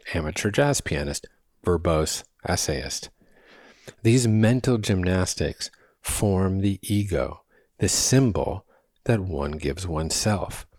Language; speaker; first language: English; native; English